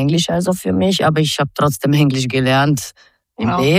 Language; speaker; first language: German; non-native, fluent; Croatian